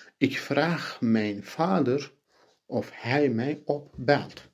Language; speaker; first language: Dutch; non-native, fluent; Turkish